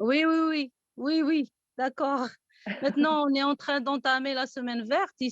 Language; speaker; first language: French; non-native, local second language; Arabic